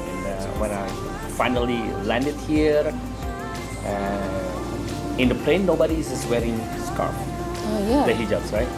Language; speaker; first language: English; non-native, learner; Indonesian